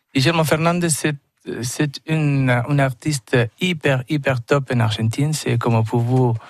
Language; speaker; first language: French; non-native, learner; Spanish